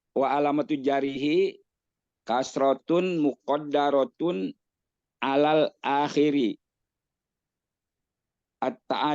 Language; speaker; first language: Arabic; non-native, learner; Indonesian